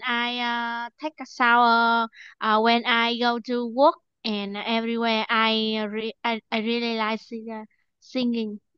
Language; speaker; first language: English; non-native, learner; Vietnamese